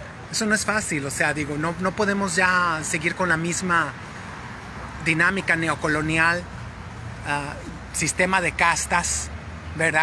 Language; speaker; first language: Spanish; native; Spanish